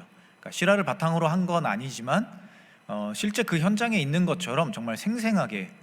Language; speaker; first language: Korean; native; Korean